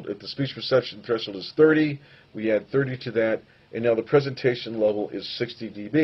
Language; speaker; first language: English; native; English